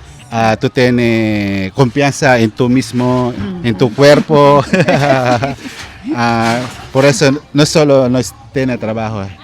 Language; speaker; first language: Spanish; non-native, learner; Filipino